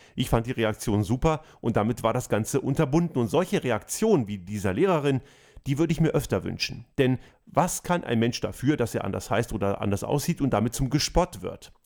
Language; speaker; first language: German; early bilingual, other home language; Croatian